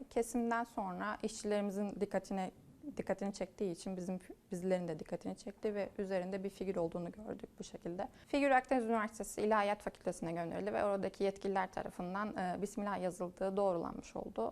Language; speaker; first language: Turkish; native; Turkish